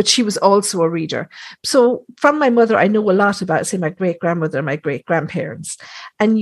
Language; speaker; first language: English; native; English